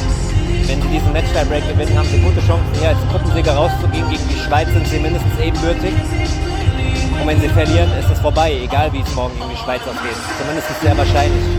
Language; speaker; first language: German; native; German